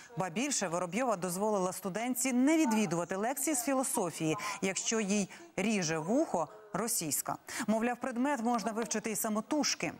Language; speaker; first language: Ukrainian; native; Ukrainian